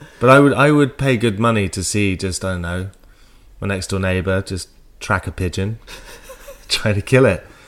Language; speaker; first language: English; native; English